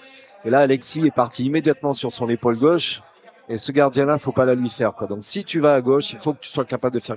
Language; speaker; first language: French; native; French